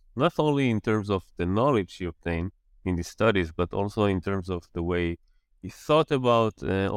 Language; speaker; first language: English; non-native, fluent; Hebrew